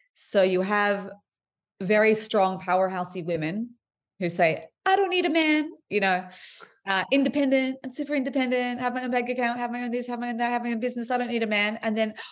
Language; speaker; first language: English; native; English